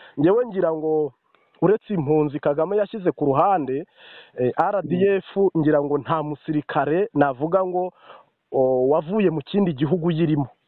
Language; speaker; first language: Kinyarwanda; native; Kinyarwanda